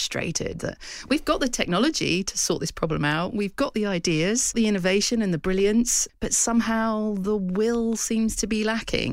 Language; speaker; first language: English; native; English